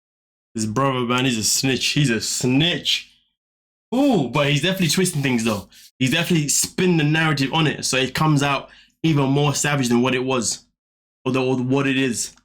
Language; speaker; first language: English; native; English